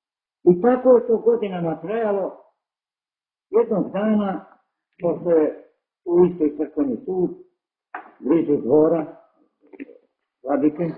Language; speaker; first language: Serbian; native; Serbian